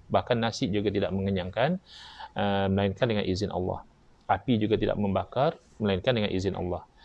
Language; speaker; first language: Malay; native; Malay